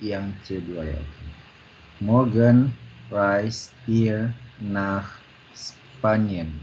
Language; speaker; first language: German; non-native, learner; Indonesian